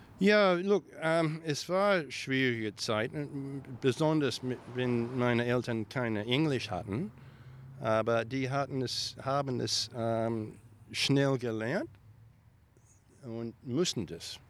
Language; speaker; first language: German; early bilingual, heritage; German